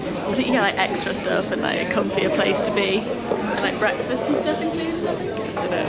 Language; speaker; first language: English; native; English